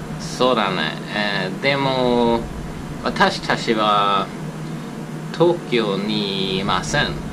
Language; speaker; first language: Japanese; non-native, learner; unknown